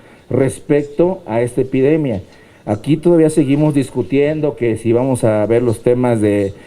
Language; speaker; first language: Spanish; native; Spanish